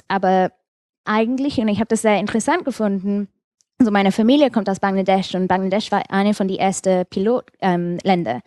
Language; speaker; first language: German; non-native, fluent; English